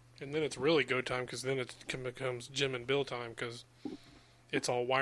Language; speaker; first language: English; native; English